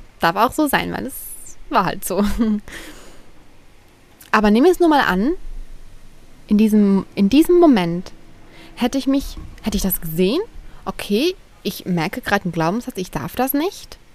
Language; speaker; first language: German; native; German